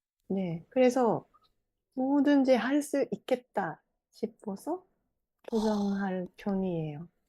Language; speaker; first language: Korean; non-native, fluent; Japanese